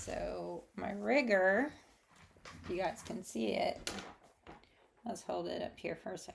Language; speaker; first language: English; native; English